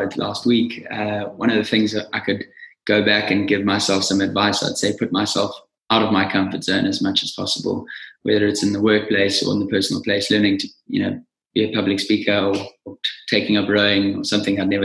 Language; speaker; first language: English; native; English